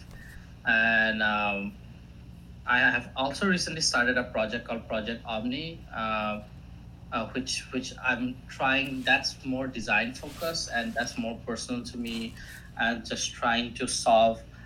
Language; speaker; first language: English; non-native, local second language; Assamese